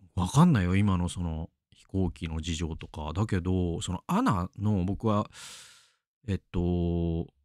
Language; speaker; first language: Japanese; native; Japanese